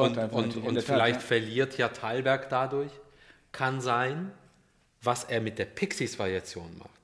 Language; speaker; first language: German; early bilingual, other home language; Russian